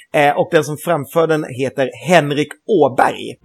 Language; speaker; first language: Swedish; native; Swedish